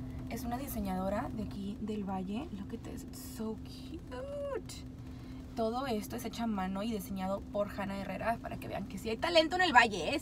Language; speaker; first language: Spanish; early bilingual, heritage; Spanish